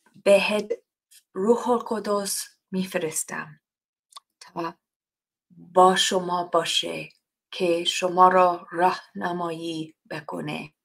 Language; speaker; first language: Persian; non-native, fluent; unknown